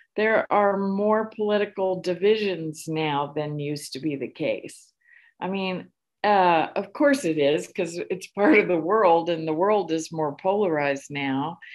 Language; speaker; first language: English; native; English